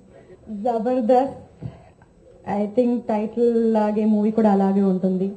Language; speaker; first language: Telugu; non-native, fluent; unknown